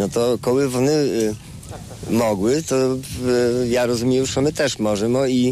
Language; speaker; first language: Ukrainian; non-native, fluent; Polish